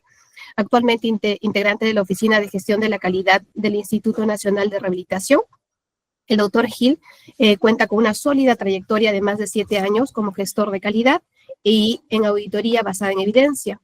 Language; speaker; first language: Spanish; native; Spanish